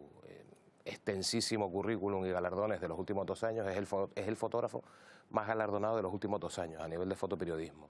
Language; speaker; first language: Spanish; native; Spanish